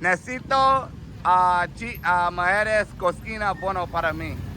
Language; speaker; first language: Spanish; non-native, learner; English